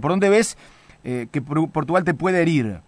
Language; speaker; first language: Spanish; native; Spanish